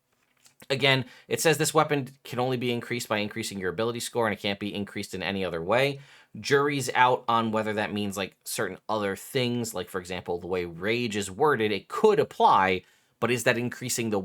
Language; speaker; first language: English; native; English